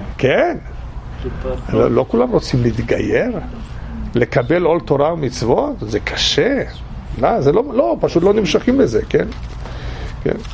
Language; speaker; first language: Hebrew; non-native, fluent; English